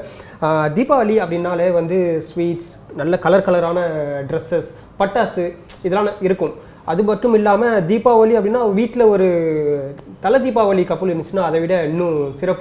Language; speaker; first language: Tamil; native; Tamil